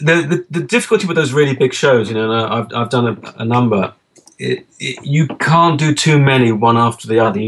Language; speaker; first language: English; native; English